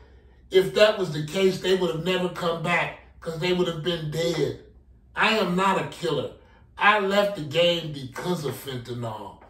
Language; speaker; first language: English; native; English